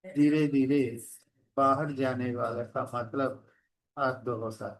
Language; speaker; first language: Hindi; non-native, local second language; Telugu